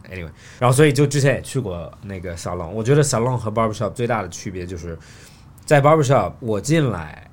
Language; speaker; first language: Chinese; native; Chinese